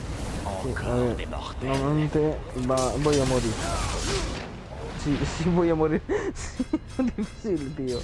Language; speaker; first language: Spanish; non-native, learner; French